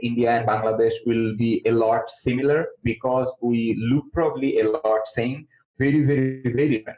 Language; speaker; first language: English; non-native, local second language; Bangla